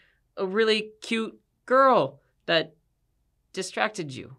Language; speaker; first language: English; native; English